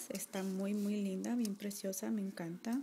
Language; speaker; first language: Spanish; early bilingual, heritage; Spanish